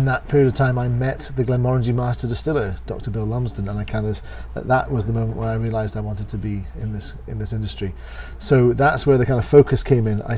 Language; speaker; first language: English; native; English